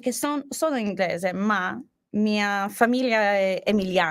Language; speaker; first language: Italian; non-native, learner; English